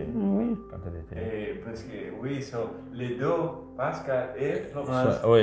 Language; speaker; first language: French; non-native, learner; Spanish